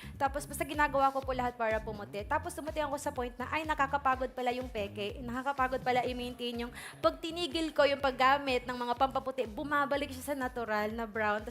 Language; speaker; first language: Filipino; native; Filipino